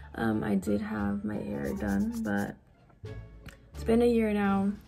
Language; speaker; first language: English; early bilingual, other home language; Spanish